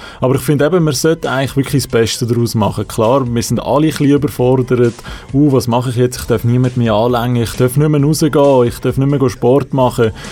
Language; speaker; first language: German; native; German